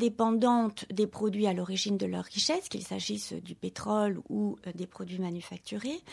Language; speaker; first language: French; native; French